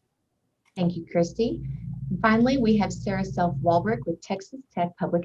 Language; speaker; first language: English; native; English